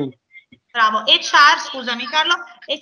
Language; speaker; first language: Italian; native; Italian